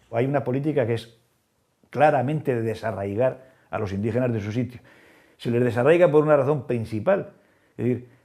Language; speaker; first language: Spanish; native; Spanish